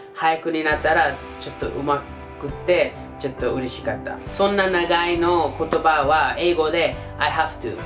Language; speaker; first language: Japanese; non-native, fluent; English